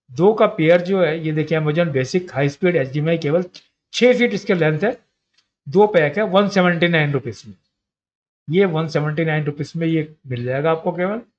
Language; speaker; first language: Hindi; native; Hindi